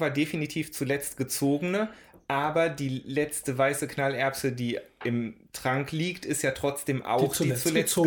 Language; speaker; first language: German; native; German